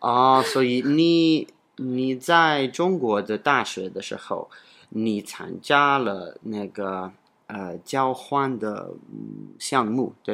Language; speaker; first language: Chinese; non-native, learner; English